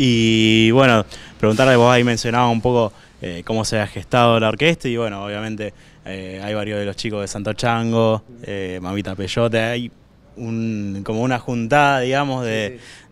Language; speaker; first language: Spanish; native; Spanish